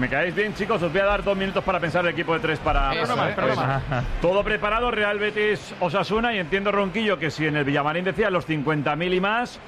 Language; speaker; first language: Spanish; native; Spanish